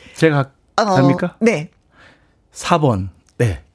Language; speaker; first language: Korean; native; Korean